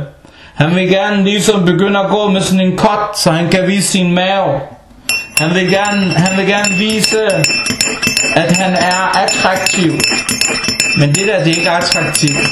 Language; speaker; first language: Danish; non-native, fluent; Arabic